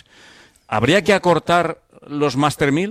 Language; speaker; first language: Spanish; native; Spanish